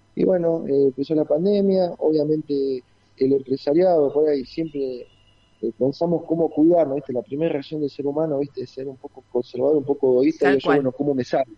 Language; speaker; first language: Spanish; native; Spanish